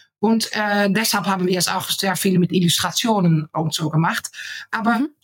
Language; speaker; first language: German; non-native, fluent; Dutch